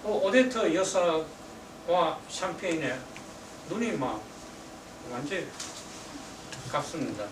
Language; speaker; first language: Korean; native; Korean